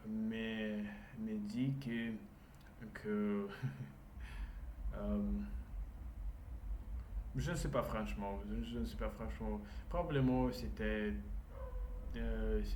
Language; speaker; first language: French; non-native, learner; Russian